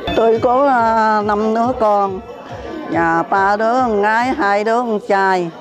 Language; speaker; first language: Vietnamese; non-native, local second language; Chinese